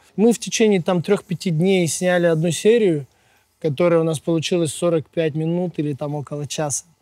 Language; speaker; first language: Russian; native; Russian